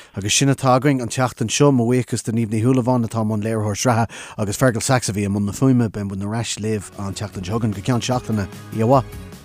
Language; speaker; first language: Irish; non-native, local second language; English